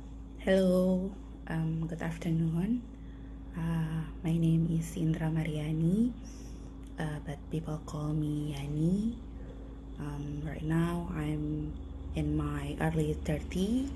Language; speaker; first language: English; non-native, learner; Indonesian